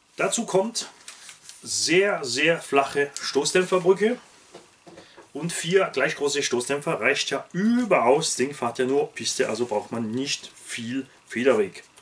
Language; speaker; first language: German; non-native, local second language; French